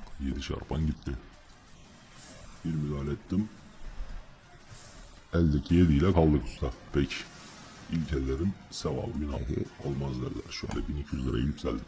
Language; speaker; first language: Turkish; native; Turkish